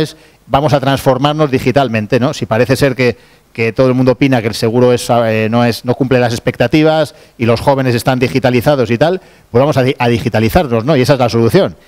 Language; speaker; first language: Spanish; native; Spanish